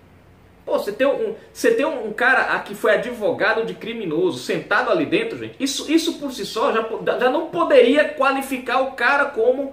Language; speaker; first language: Portuguese; native; Portuguese